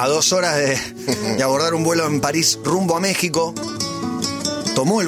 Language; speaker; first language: Spanish; native; Spanish